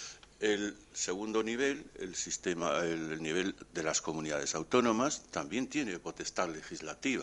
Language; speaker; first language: Spanish; native; Spanish